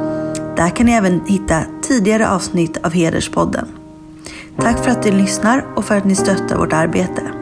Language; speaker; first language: Swedish; native; Swedish